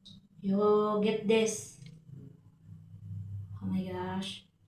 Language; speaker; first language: English; non-native, local second language; Filipino